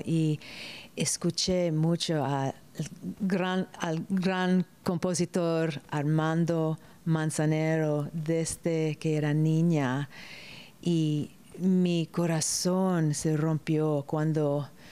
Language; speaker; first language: Spanish; early bilingual, heritage; Spanish